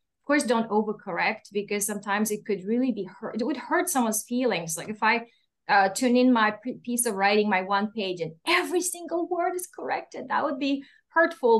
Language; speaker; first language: English; non-native, fluent; Russian